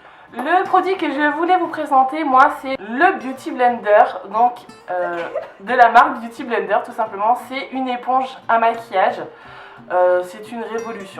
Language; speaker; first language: French; native; French